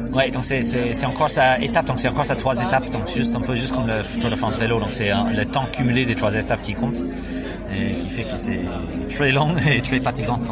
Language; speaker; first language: French; non-native, fluent; English